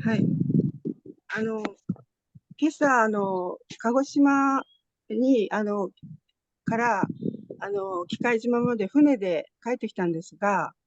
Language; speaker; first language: Japanese; native; Japanese